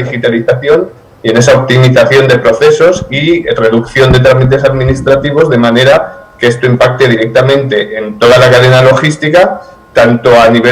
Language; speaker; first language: Spanish; native; Spanish